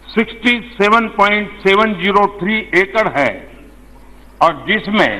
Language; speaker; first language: Hindi; native; Hindi